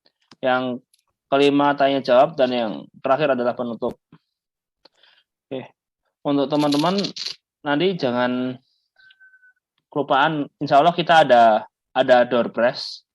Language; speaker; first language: Indonesian; native; Indonesian